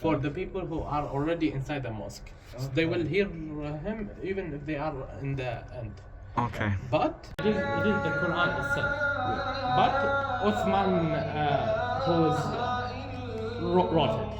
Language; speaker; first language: English; non-native, learner; Arabic